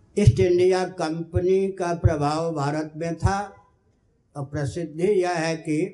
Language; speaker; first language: Hindi; non-native, local second language; Maithili